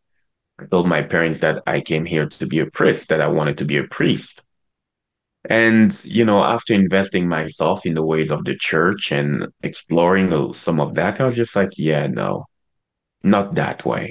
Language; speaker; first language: English; non-native, local second language; French